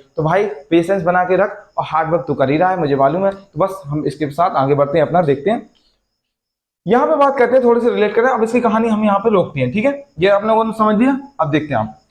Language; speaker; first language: Hindi; native; Hindi